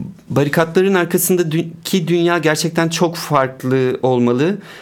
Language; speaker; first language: Turkish; native; Turkish